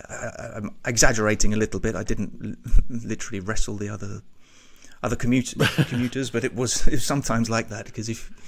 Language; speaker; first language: English; native; English